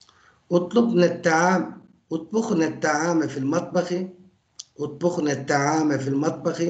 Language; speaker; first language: Arabic; non-native, fluent; Turkish